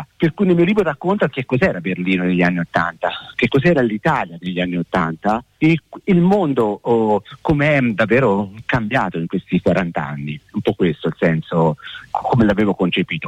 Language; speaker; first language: Italian; native; Italian